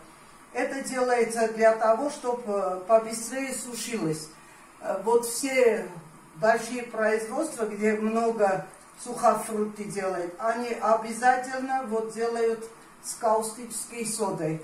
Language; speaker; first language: Russian; non-native, fluent; Armenian